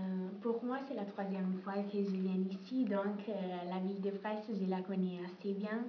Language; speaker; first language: French; non-native, learner; Italian